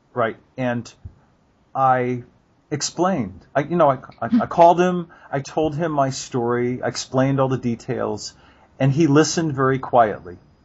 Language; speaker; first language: English; native; English